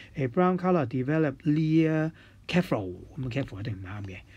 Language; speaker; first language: English; non-native, local second language; Cantonese